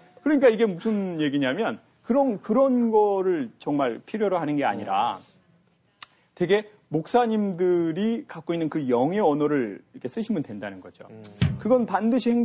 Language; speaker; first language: Korean; native; Korean